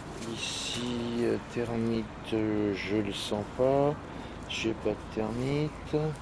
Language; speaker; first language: French; native; French